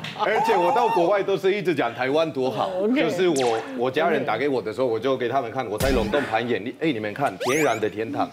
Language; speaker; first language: Chinese; non-native, fluent; Spanish